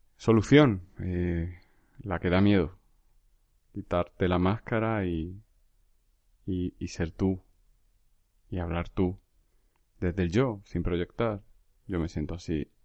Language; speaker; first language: Spanish; native; Spanish